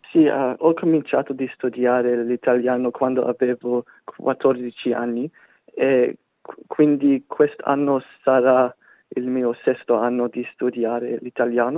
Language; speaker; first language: Italian; non-native, fluent; English